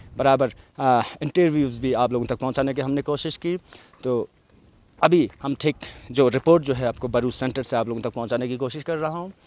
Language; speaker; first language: Hindi; non-native, local second language; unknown